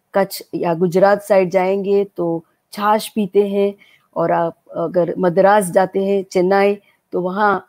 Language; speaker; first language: Hindi; non-native, local second language; Gujarati